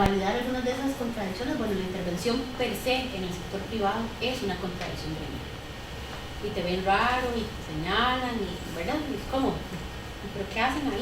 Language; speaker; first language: Spanish; native; Spanish